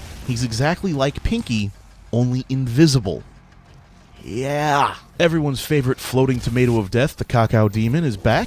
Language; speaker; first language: English; native; English